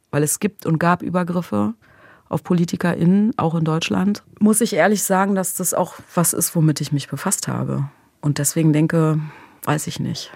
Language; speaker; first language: German; early bilingual, other home language; Croatian